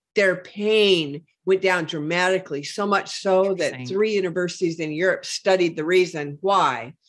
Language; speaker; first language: English; native; English